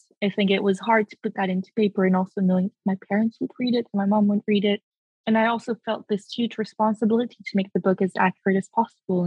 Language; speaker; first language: English; early bilingual, other home language; French